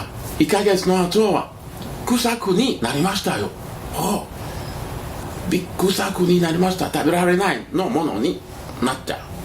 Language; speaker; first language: Japanese; non-native, learner; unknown